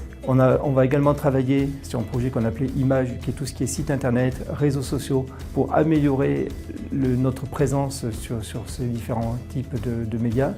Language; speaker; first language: French; native; French